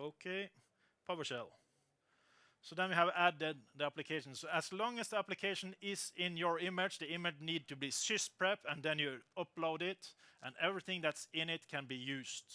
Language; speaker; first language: English; non-native, fluent; Norwegian